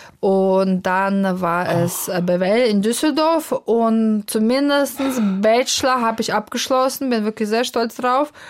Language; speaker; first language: German; non-native, fluent; Russian